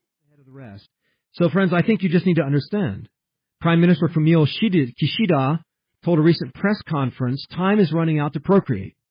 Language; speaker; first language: English; early bilingual, heritage; English